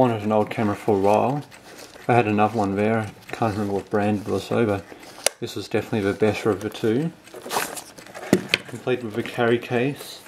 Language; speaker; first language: English; native; English